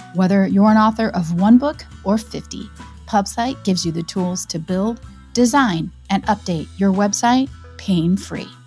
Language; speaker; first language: English; native; English